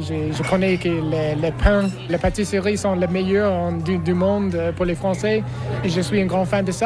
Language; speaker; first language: French; non-native, learner; English